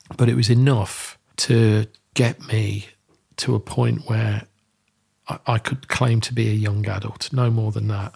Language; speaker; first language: English; native; English